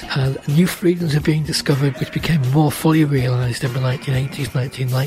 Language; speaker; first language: English; native; English